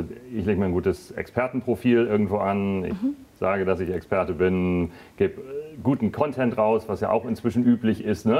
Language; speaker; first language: German; native; German